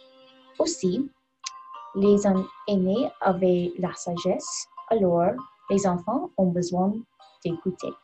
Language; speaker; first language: French; non-native, learner; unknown